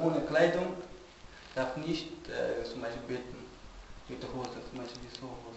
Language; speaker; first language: German; non-native, learner; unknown